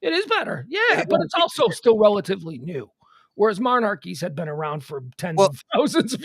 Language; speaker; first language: English; native; English